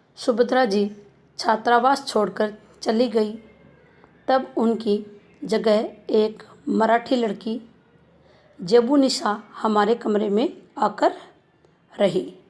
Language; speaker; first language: Hindi; native; Hindi